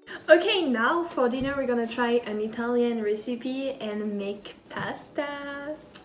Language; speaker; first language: English; non-native, learner; French